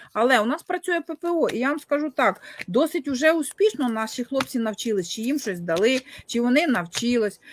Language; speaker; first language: Ukrainian; non-native, local second language; Russian